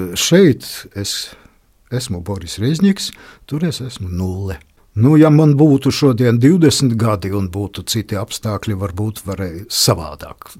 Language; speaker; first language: Latvian; non-native, local second language; Russian